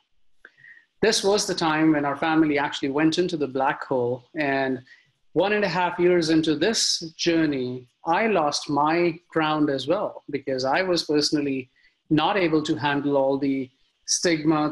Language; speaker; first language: English; non-native, local second language; Hindi